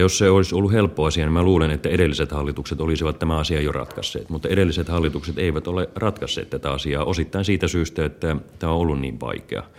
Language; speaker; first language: Finnish; native; Finnish